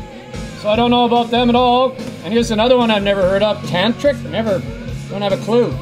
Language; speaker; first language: English; native; English